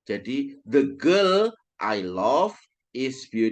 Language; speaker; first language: English; non-native, fluent; Indonesian